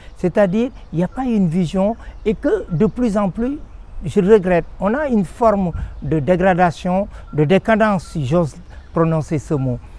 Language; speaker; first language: French; non-native, local second language; Wolof